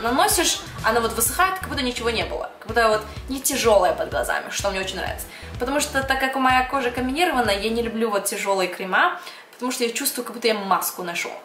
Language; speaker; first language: Russian; early bilingual, heritage; Russian